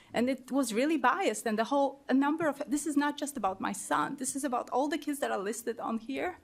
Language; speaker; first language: English; non-native, fluent; Polish